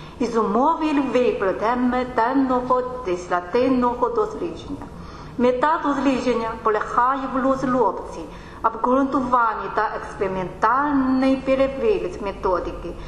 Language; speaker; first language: Ukrainian; non-native, learner; Chinese